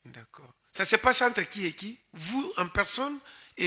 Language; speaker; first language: French; native; French